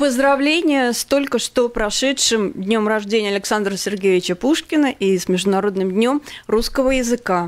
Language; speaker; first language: Russian; native; Russian